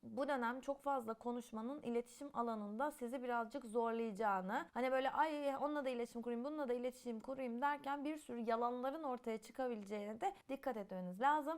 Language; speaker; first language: Turkish; native; Turkish